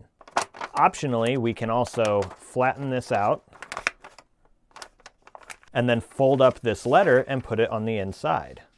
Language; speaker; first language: English; native; English